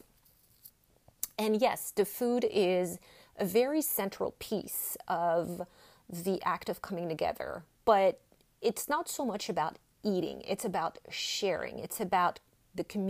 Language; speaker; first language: English; non-native, fluent; French